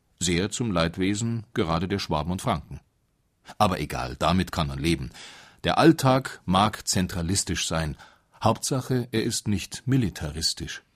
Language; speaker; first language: German; native; German